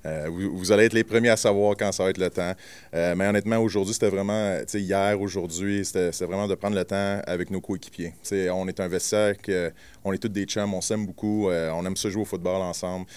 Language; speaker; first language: French; native; French